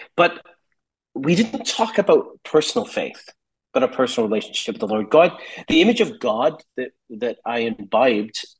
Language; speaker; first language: English; native; English